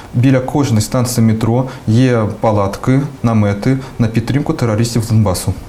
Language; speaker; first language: Ukrainian; early bilingual, heritage; Russian